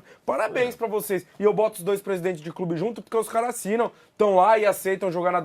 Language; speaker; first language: Portuguese; native; Portuguese